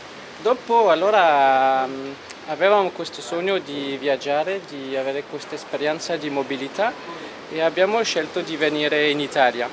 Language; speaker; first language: Italian; non-native, fluent; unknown